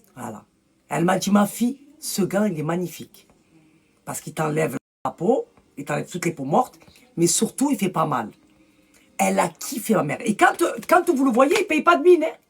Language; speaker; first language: French; early bilingual, other home language; Arabic